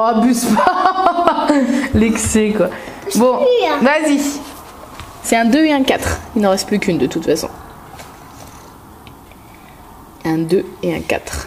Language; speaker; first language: French; native; French